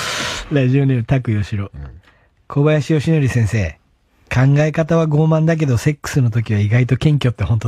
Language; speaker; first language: Japanese; native; Japanese